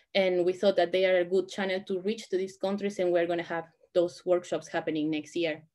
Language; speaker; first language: English; non-native, fluent; Spanish